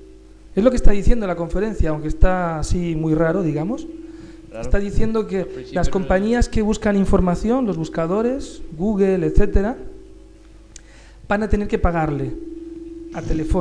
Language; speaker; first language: Spanish; native; Spanish